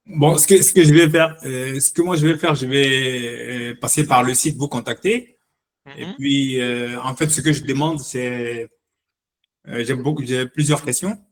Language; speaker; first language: French; non-native, fluent; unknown